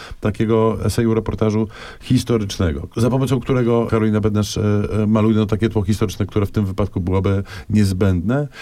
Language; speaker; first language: Polish; native; Polish